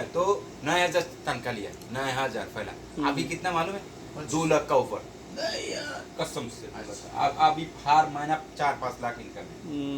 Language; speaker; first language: Hindi; non-native, learner; Bangla